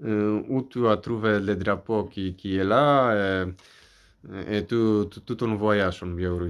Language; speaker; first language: French; non-native, fluent; Polish